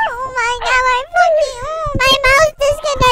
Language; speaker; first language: English; native; English